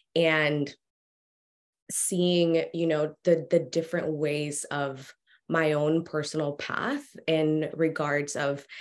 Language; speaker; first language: English; early bilingual, other home language; Spanish